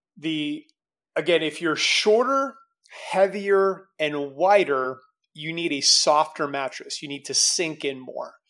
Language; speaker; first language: English; native; English